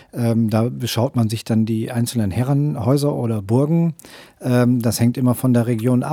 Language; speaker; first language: German; native; German